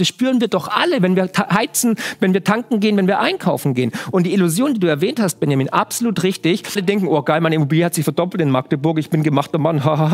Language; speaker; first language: German; native; German